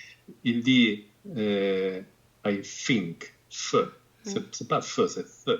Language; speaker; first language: French; non-native, fluent; Spanish